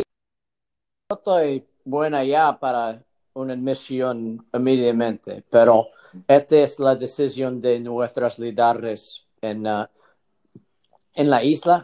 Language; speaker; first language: Spanish; non-native, learner; English